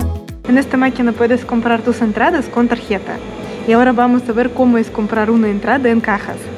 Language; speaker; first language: Spanish; non-native, learner; Russian